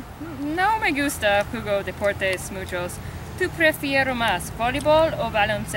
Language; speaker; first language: Spanish; non-native, learner; English